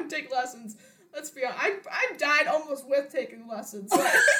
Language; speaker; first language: English; native; English